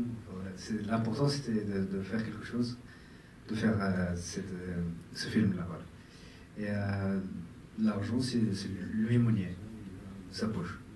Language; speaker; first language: French; non-native, fluent; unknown